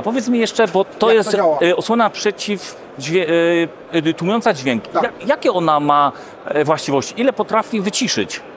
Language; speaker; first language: Polish; native; Polish